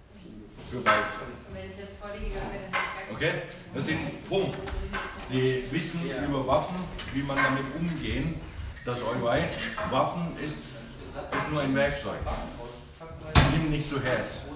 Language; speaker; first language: German; non-native, learner; Thai